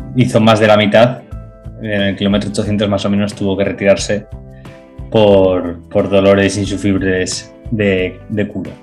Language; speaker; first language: Spanish; native; Spanish